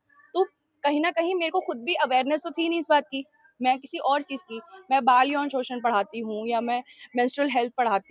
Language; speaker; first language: Hindi; native; Hindi